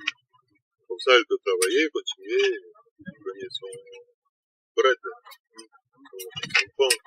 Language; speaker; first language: French; non-native, learner; Russian